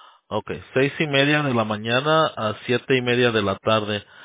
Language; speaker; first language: Spanish; early bilingual, heritage; Spanish